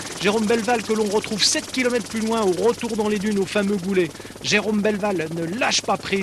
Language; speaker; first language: French; native; French